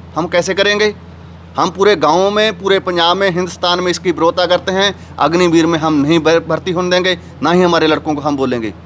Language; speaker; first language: Hindi; native; Hindi